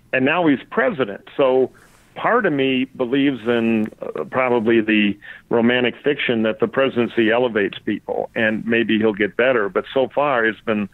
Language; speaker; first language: English; native; English